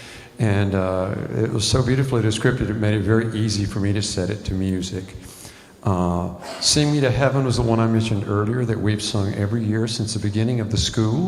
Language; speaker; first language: English; native; English